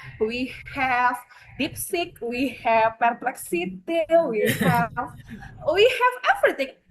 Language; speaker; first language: English; non-native, fluent; Indonesian